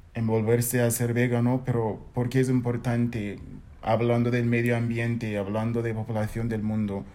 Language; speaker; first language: Spanish; non-native, fluent; English